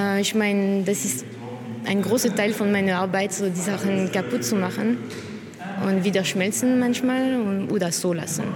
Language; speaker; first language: German; non-native, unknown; French